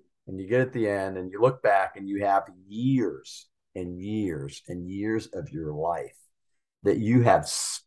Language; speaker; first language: English; native; English